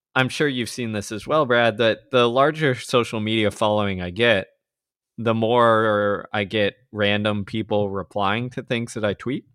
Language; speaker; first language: English; native; English